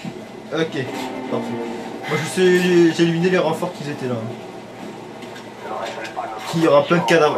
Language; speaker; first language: French; native; French